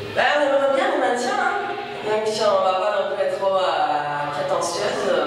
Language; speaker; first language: French; non-native, fluent; Portuguese